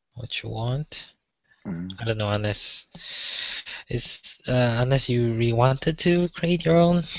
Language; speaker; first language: English; non-native, local second language; Chinese